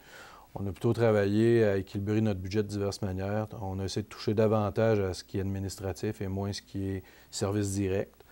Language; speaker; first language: French; native; French